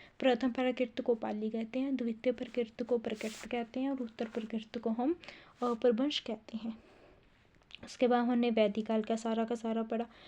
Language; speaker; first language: Hindi; native; Hindi